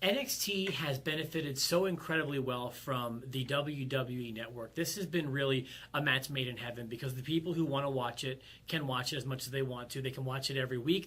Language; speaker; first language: English; native; English